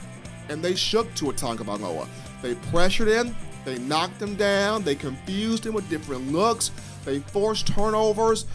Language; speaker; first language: English; native; English